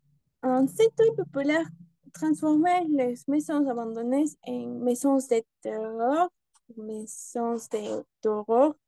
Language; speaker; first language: French; non-native, learner; Spanish